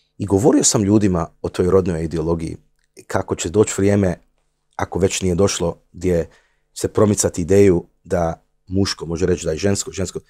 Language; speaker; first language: Croatian; early bilingual, heritage; Croatian